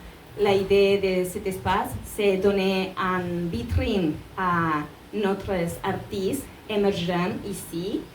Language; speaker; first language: French; non-native, learner; Spanish